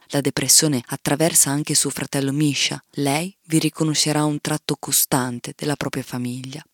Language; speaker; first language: Italian; native; Italian